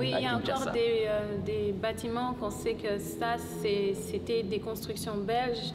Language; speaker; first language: French; non-native, local second language; Lingala